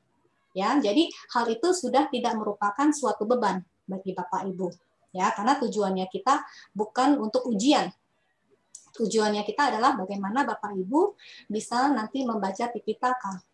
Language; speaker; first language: Indonesian; native; Indonesian